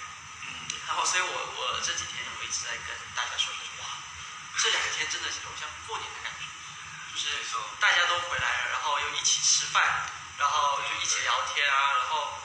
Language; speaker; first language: Chinese; native; Chinese